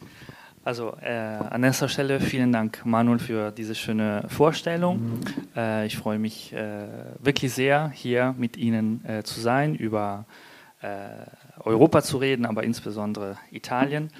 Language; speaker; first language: German; non-native, fluent; Italian